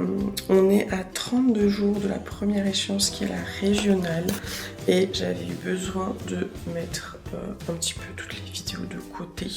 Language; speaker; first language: French; native; French